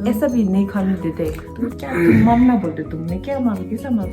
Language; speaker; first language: Hindi; non-native, local second language; Tibetan